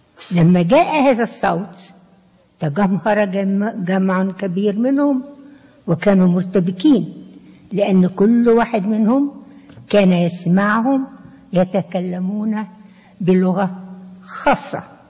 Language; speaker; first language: Arabic; native; Arabic